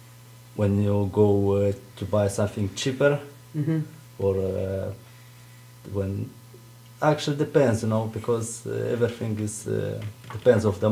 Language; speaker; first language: English; non-native, fluent; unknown